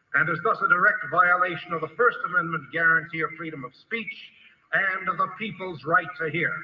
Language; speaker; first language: English; native; English